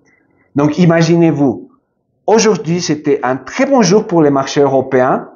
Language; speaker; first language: French; non-native, fluent; Spanish